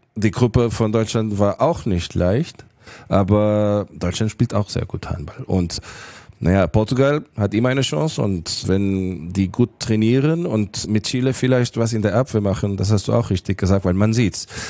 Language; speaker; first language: German; non-native, fluent; Portuguese